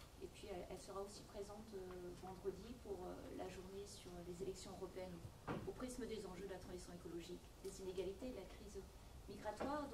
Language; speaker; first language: French; native; French